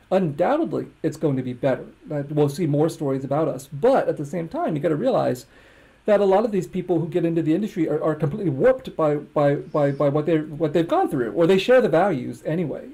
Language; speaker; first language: English; native; English